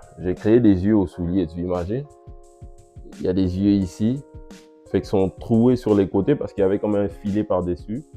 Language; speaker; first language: French; native; French